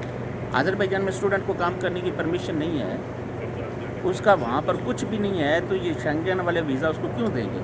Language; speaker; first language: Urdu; non-native, local second language; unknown